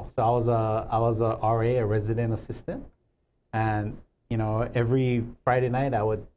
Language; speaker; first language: English; native; English